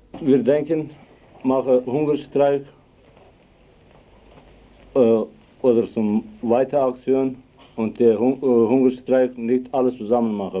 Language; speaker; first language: German; non-native, learner; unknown